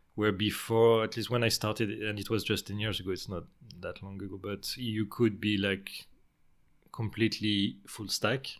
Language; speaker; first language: English; non-native, fluent; French